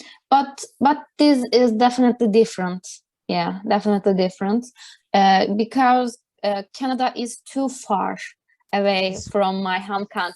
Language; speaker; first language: English; non-native, learner; Turkish